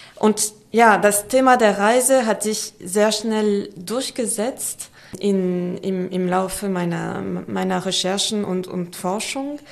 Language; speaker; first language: German; non-native, fluent; French